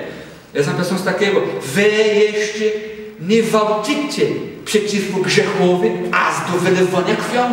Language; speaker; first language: Polish; non-native, learner; Portuguese